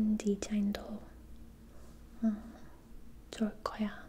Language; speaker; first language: Korean; non-native, learner; English